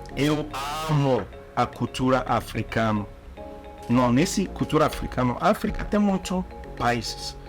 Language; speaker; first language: Portuguese; non-native, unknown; Igbo